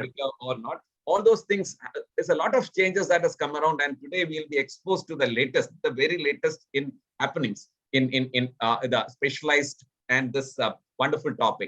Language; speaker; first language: English; non-native, local second language; Malayalam